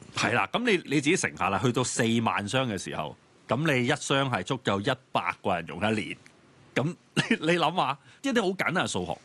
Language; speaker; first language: Cantonese; native; Cantonese